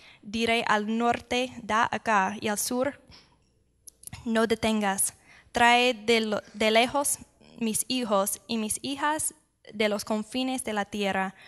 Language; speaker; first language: Spanish; non-native, fluent; English